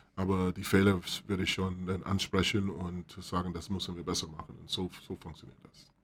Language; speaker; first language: German; non-native, fluent; English